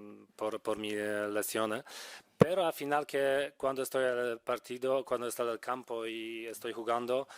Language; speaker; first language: Spanish; non-native, fluent; Polish